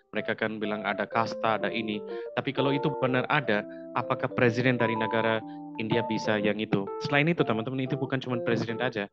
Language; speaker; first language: Indonesian; non-native, fluent; Hindi